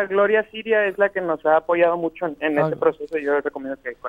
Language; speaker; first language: Spanish; native; Spanish